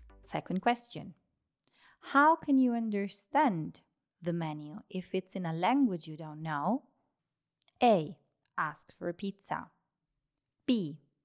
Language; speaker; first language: English; non-native, fluent; Italian